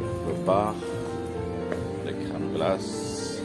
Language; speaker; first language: French; non-native, fluent; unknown